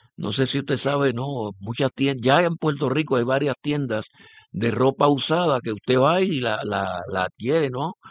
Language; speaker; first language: Spanish; native; Spanish